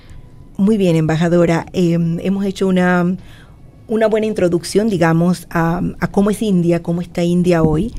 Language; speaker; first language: Spanish; native; Spanish